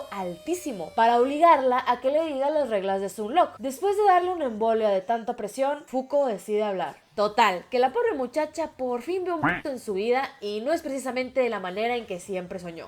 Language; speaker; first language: Spanish; native; Spanish